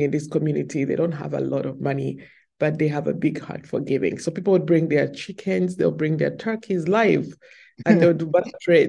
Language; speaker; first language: English; non-native, local second language; Ganda